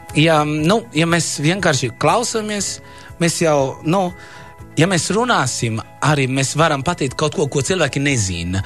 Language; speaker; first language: Latvian; non-native, fluent; Italian